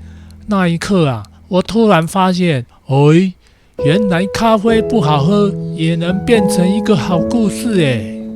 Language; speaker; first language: Chinese; native; Chinese